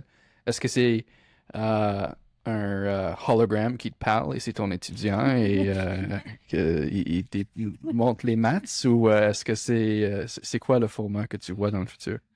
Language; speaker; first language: French; non-native, local second language; English